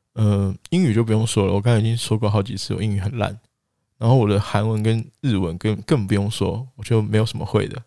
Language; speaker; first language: Chinese; non-native, local second language; Wu Chinese